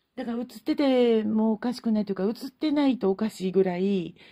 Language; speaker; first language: Japanese; native; Japanese